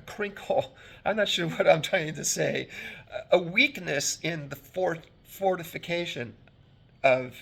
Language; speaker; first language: English; native; English